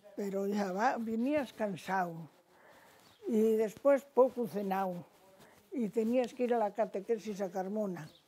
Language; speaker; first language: Spanish; native; Spanish